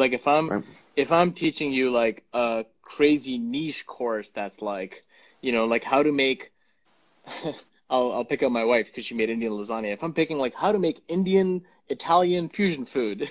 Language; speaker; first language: English; non-native, local second language; Punjabi